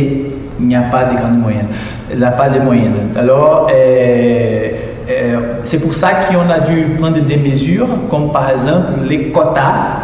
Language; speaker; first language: French; non-native, fluent; Portuguese